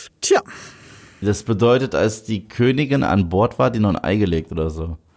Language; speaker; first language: German; native; German